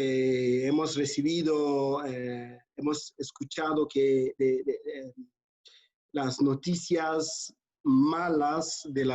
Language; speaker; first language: Spanish; non-native, fluent; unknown